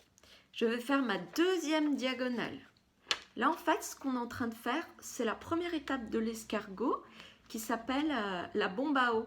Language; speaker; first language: French; native; French